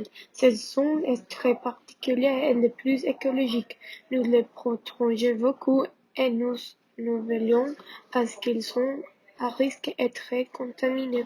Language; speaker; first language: French; non-native, learner; Spanish